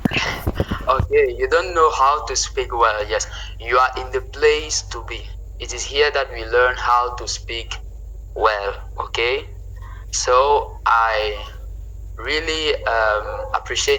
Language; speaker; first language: English; non-native, local second language; French